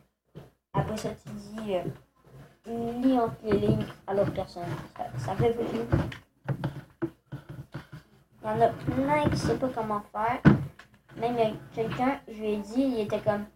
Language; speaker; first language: French; native; French